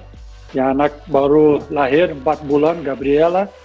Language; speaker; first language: Indonesian; non-native, fluent; Portuguese